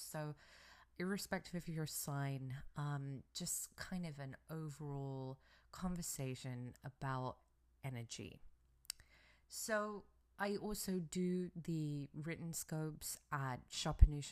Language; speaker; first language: English; native; English